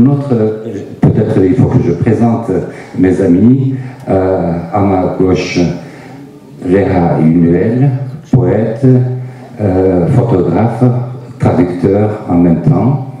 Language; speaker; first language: French; non-native, fluent; Turkish